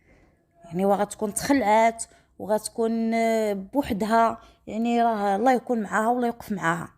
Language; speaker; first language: Arabic; native; Arabic